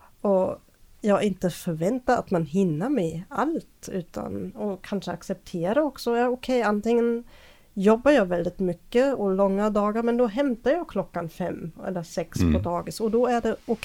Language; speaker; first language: Swedish; non-native, fluent; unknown